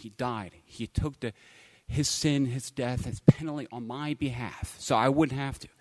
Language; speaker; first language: English; native; English